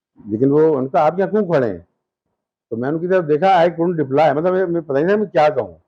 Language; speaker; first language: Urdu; native; Urdu